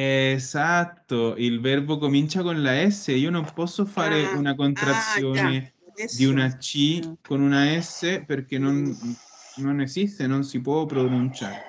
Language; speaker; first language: Spanish; non-native, fluent; Italian